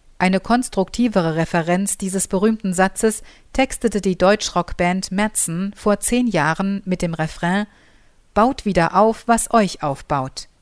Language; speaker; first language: German; native; German